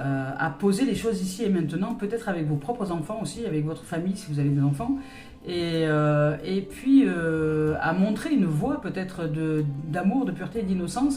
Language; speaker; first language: French; native; French